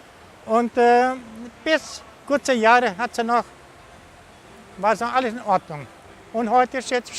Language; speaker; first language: German; early bilingual, heritage; Portuguese